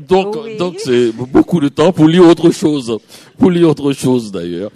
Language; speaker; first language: French; native; French